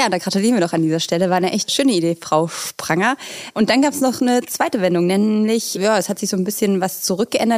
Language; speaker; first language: German; native; German